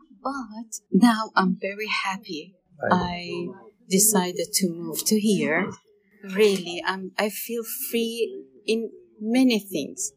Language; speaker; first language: English; non-native, learner; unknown